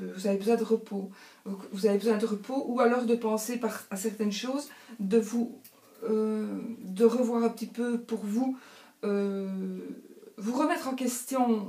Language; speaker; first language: French; native; French